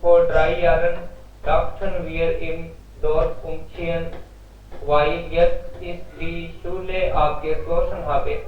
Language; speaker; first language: German; non-native, learner; Hindi